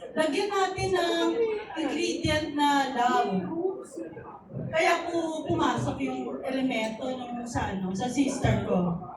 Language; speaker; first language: Filipino; native; Filipino